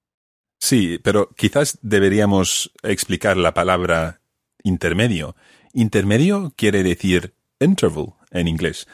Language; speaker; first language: Spanish; non-native, fluent; English